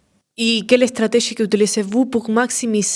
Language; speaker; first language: French; non-native, learner; Spanish